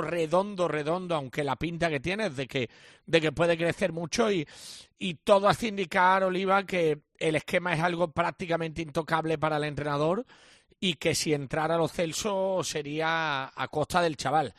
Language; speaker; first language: Spanish; native; Spanish